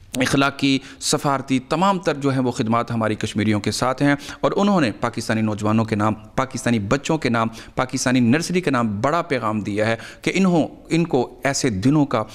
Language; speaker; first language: Urdu; non-native, local second language; Punjabi